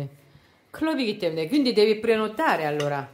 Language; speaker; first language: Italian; non-native, learner; Korean